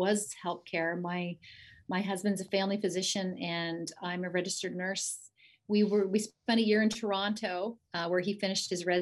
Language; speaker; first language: English; native; English